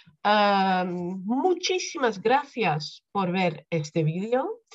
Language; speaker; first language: Spanish; non-native, fluent; Dutch